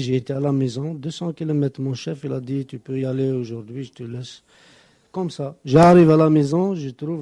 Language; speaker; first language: French; non-native, local second language; Kabyle